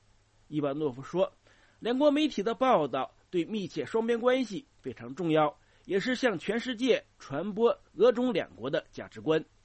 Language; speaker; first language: Chinese; native; Chinese